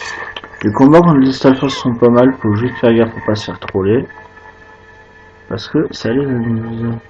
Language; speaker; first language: French; native; French